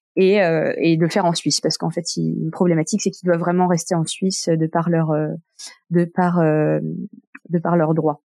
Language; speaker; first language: French; native; French